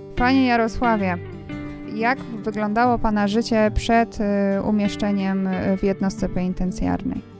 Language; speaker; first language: Polish; native; Polish